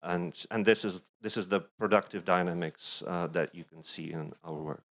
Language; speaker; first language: English; non-native, fluent; Czech